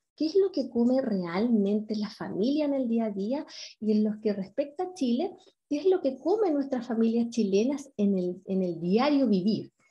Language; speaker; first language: Spanish; native; Spanish